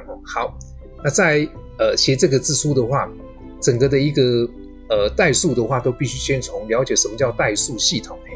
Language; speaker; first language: Chinese; native; Chinese